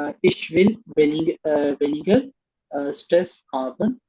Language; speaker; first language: German; non-native, learner; Hindi